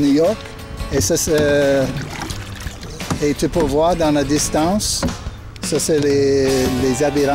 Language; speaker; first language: French; non-native, local second language; English